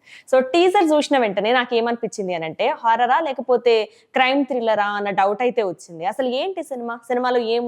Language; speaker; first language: Telugu; native; Telugu